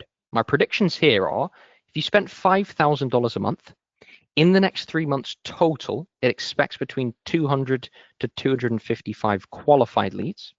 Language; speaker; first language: English; native; English